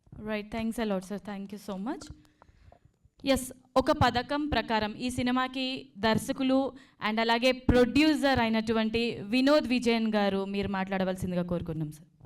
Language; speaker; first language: Telugu; native; Telugu